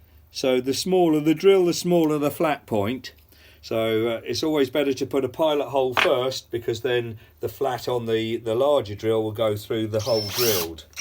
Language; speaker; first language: English; native; English